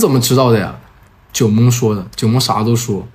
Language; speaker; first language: Chinese; native; Chinese